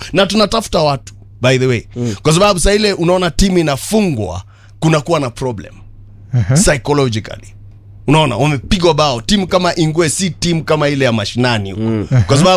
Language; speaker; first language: Swahili; native; Swahili